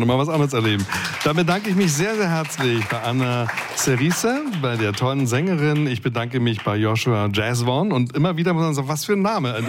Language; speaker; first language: German; native; German